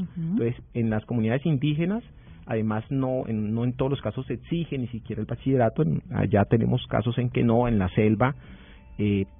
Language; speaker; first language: Spanish; native; Spanish